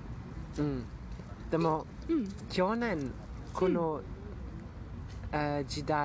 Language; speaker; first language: Japanese; non-native, learner; German